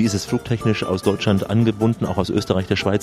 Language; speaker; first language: German; native; German